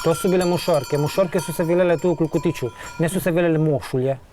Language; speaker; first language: Bosnian; native; Bosnian